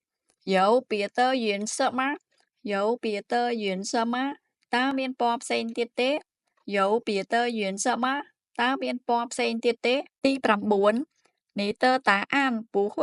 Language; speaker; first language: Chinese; non-native, fluent; Khmer